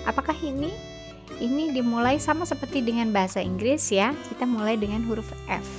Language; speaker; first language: Indonesian; native; Indonesian